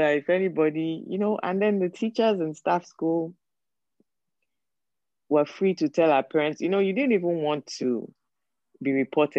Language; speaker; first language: English; non-native, local second language; Yoruba